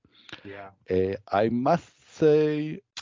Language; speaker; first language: English; non-native, fluent; Hebrew